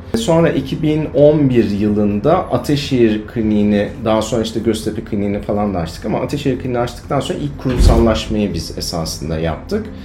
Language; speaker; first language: Turkish; early bilingual, other home language; German